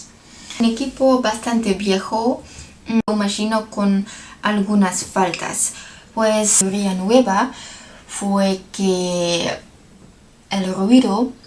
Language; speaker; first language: Spanish; non-native, learner; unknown